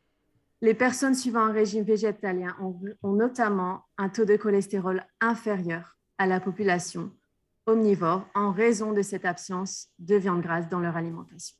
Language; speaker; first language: French; native; French